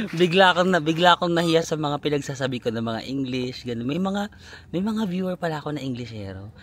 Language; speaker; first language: Filipino; native; Filipino